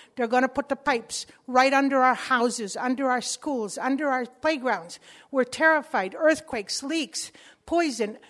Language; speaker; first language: English; early bilingual, other home language; Spanish